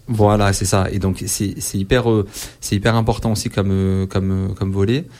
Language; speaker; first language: French; native; French